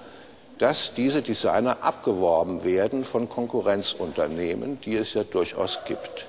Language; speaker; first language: German; native; German